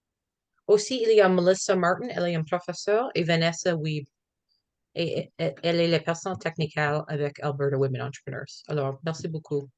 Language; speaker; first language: French; non-native, learner; English